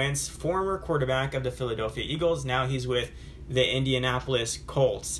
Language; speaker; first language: English; native; English